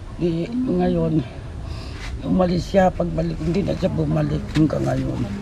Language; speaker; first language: Filipino; native; Filipino